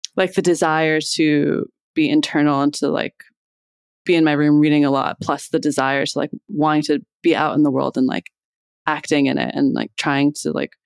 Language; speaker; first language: English; native; English